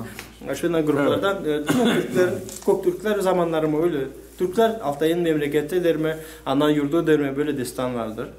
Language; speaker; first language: Turkish; non-native, learner; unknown